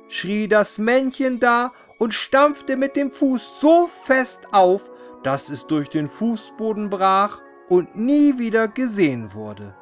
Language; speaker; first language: German; native; German